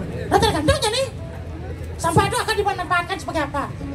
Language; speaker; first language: Indonesian; non-native, local second language; Balinese